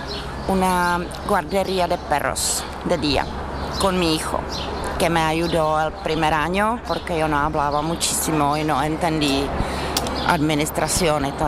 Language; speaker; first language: Spanish; non-native, fluent; Czech